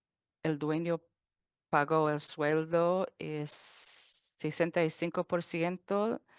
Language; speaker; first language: Spanish; non-native, fluent; English